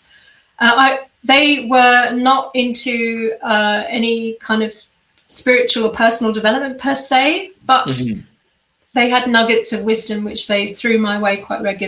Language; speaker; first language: English; native; English